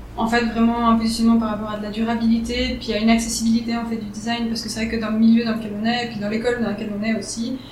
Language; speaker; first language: French; native; French